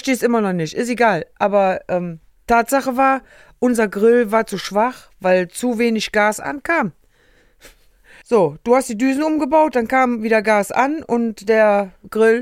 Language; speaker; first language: German; native; German